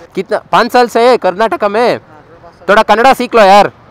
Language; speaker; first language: Hindi; non-native, local second language; Kannada